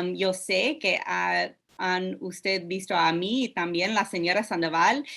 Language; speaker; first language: Spanish; non-native, learner; English